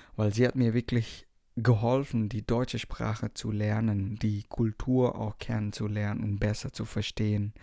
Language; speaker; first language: German; non-native, fluent; Indonesian